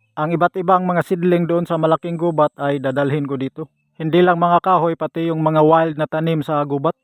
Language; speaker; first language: Filipino; non-native, local second language; Cebuano